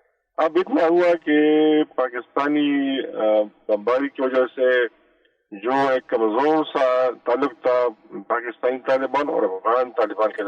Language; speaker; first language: Hindi; non-native, local second language; Pashto